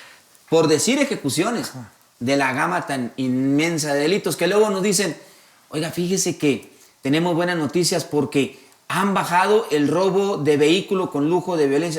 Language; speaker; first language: Spanish; native; Spanish